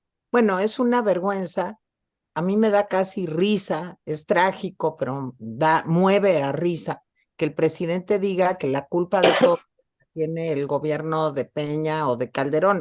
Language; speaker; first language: Spanish; native; Spanish